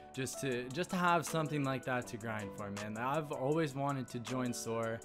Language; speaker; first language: English; native; English